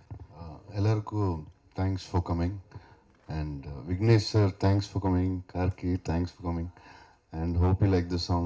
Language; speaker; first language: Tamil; non-native, learner; Telugu